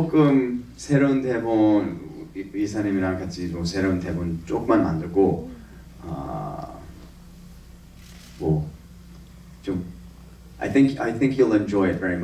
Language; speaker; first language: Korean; early bilingual, heritage; English